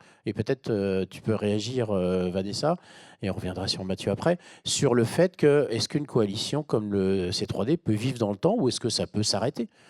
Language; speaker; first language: French; native; French